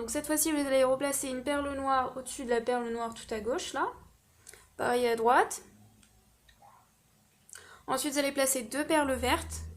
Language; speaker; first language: French; native; French